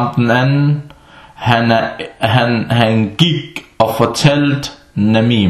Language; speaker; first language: Danish; non-native, fluent; Arabic